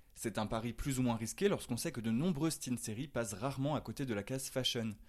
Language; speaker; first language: French; native; French